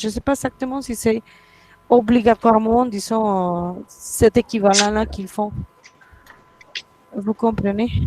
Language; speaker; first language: French; non-native, fluent; Spanish